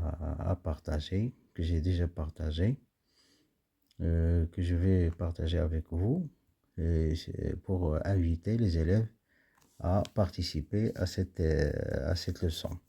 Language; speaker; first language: French; non-native, local second language; Arabic